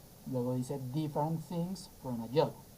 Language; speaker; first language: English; non-native, fluent; Spanish